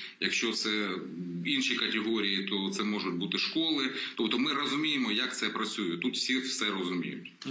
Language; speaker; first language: Ukrainian; native; Ukrainian